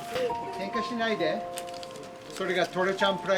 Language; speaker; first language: Japanese; non-native, learner; English